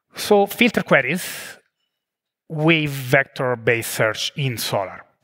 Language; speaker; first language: English; non-native, fluent; Italian